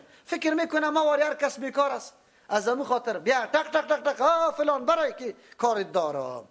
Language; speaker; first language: Persian; native; Persian